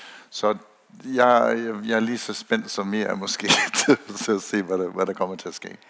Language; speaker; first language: Danish; non-native, fluent; English